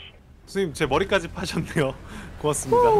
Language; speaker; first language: Korean; native; Korean